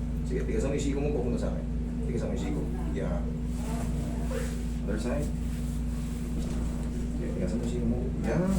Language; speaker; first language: Filipino; native; Filipino